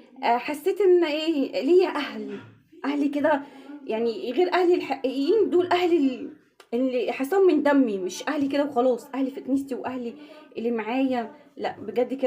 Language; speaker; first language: Arabic; native; Arabic